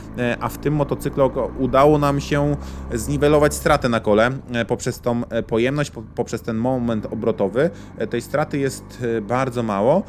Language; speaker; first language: Polish; native; Polish